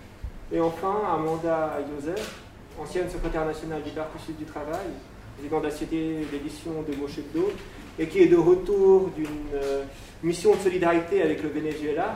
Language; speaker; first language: French; native; French